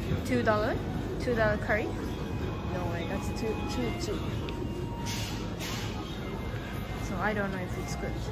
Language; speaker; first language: English; non-native, learner; Japanese